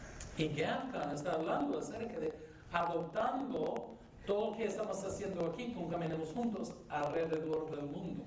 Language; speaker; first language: Spanish; non-native, fluent; English